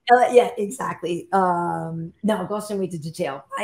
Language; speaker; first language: Portuguese; non-native, learner; English